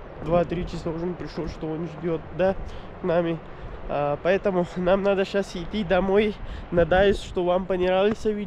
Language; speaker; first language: Russian; non-native, learner; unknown